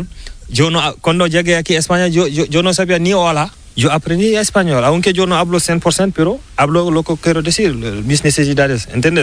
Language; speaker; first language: Spanish; non-native, learner; Fula